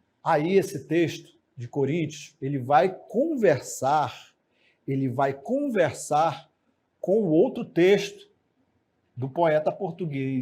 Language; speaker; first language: Portuguese; native; Portuguese